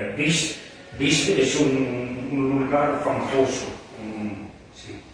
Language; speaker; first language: Spanish; non-native, fluent; French